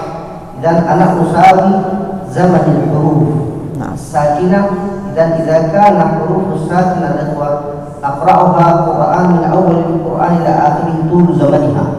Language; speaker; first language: Arabic; native; Arabic